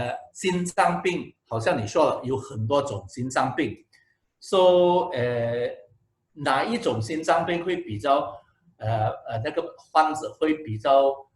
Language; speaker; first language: Chinese; non-native, local second language; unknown